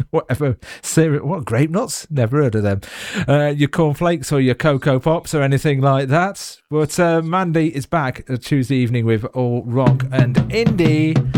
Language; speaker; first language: English; native; English